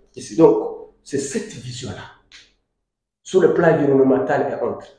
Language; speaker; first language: French; non-native, local second language; Swahili